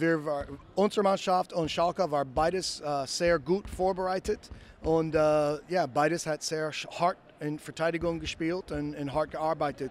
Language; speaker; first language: German; non-native, learner; English